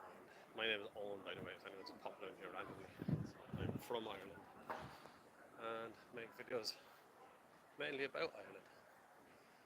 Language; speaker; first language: English; native; English